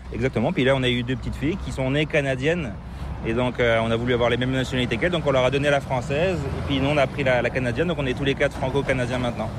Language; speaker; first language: French; native; French